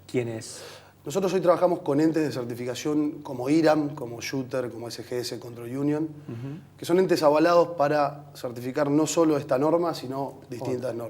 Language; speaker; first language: Spanish; native; Spanish